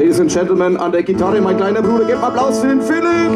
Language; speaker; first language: German; native; German